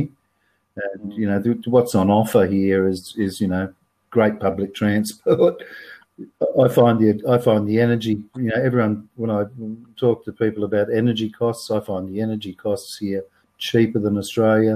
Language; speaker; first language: English; native; English